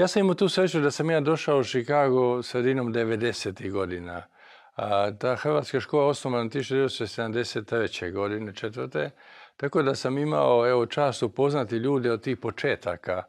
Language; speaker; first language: Croatian; native; Croatian